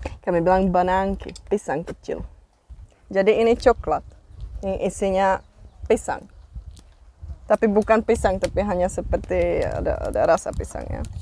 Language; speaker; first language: Indonesian; non-native, fluent; Czech